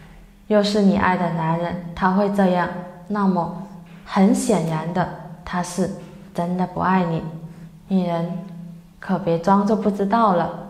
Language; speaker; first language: Chinese; native; Chinese